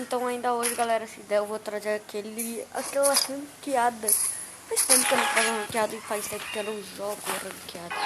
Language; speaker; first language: Portuguese; native; Portuguese